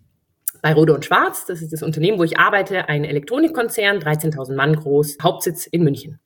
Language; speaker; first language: German; native; German